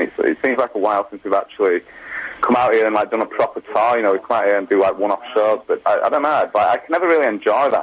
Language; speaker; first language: English; native; English